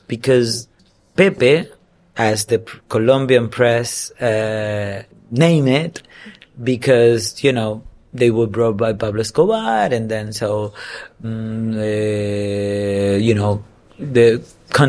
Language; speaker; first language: English; non-native, fluent; Spanish